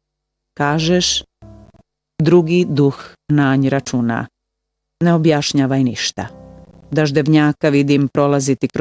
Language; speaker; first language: Bosnian; native; Bosnian